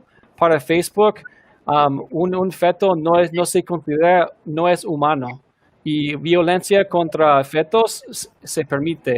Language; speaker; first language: Spanish; non-native, fluent; English